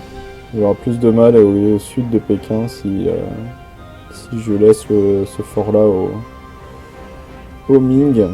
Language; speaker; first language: French; native; French